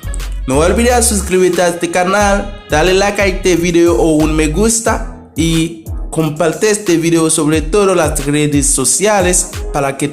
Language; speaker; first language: Spanish; non-native, fluent; Haitian Creole